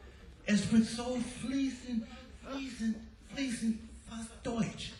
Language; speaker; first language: German; non-native, learner; English